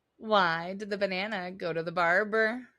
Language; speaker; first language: English; native; English